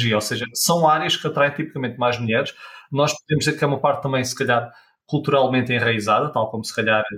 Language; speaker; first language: Portuguese; native; Portuguese